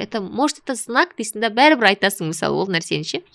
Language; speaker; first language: Russian; non-native, local second language; Kazakh